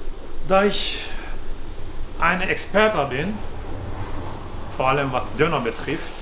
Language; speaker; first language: German; non-native, fluent; Turkish